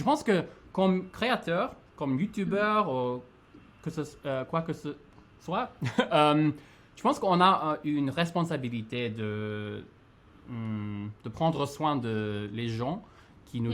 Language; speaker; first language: French; non-native, fluent; English